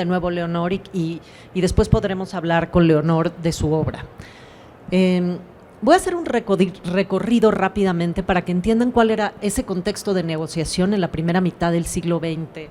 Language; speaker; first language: Spanish; native; Spanish